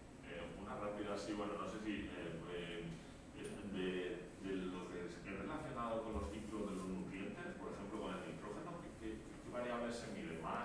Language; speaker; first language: Spanish; native; Spanish